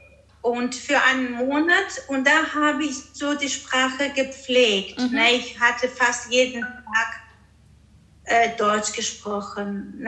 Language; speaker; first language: German; early bilingual, heritage; Greek